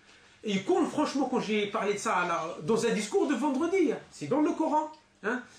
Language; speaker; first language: French; non-native, local second language; Arabic